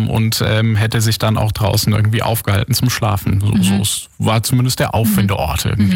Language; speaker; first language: German; native; German